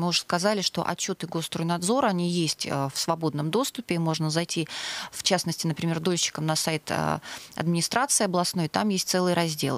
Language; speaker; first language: Russian; native; Russian